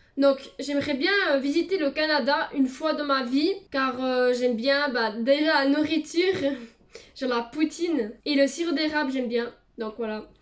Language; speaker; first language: French; early bilingual, other home language; Portuguese